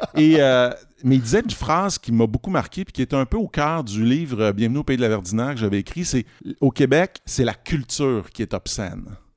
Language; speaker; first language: French; native; French